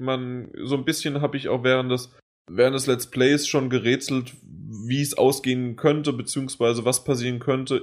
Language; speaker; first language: German; native; German